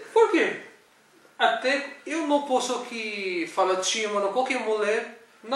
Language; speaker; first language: Portuguese; non-native, learner; Urdu